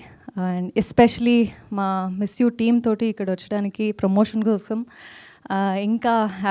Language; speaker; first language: Telugu; non-native, fluent; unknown